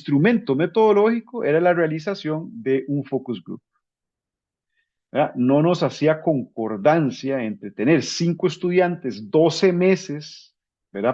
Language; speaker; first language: Spanish; native; Spanish